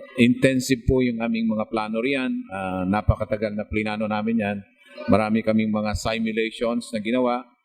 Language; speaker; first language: Filipino; non-native, local second language; Bikol